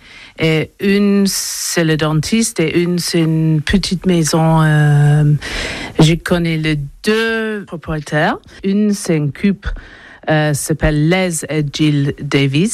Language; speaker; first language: French; non-native, learner; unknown